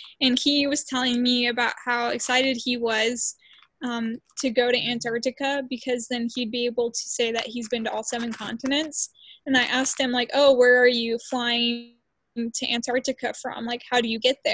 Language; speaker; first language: English; early bilingual, other home language; Spanish